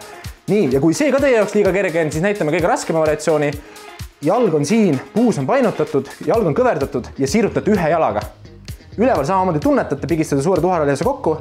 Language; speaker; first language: Estonian; native; Estonian